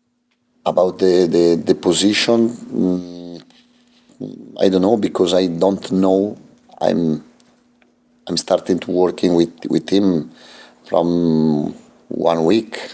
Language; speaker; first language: English; non-native, fluent; Italian